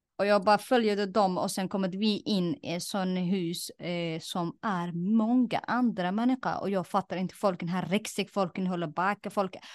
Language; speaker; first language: Swedish; non-native, fluent; Somali